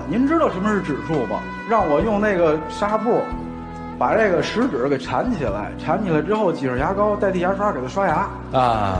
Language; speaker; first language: Chinese; native; Chinese